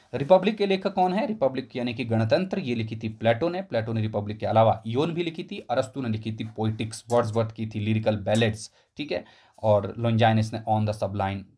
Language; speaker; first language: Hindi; native; Hindi